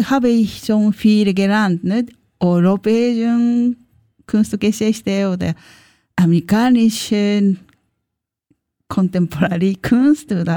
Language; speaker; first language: German; non-native, learner; Japanese